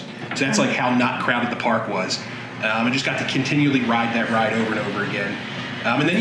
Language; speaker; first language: English; native; English